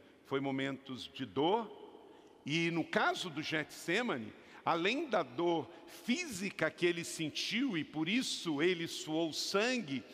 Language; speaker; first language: Portuguese; native; Portuguese